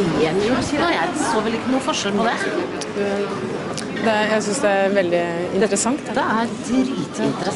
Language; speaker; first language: Norwegian; native; Norwegian